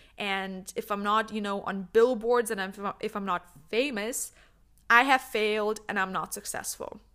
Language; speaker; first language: English; non-native, fluent; Lithuanian